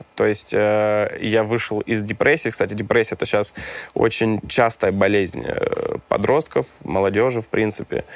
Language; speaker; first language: Russian; non-native, fluent; Romanian